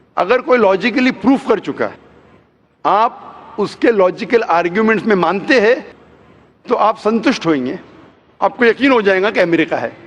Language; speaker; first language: Hindi; non-native, local second language; Konkani